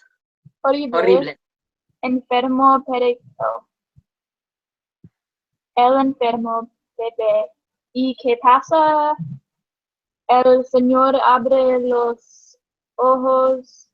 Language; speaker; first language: Spanish; non-native, learner; English